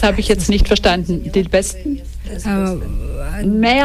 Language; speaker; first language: German; native; German